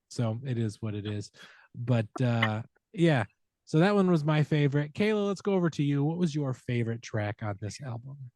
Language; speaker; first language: English; native; English